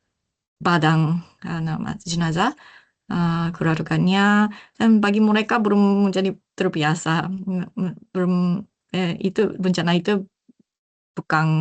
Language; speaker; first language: Indonesian; non-native, learner; Japanese